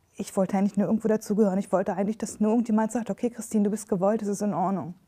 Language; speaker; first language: German; native; German